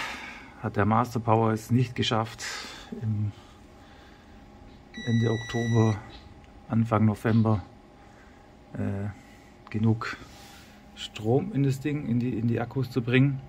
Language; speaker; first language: German; native; German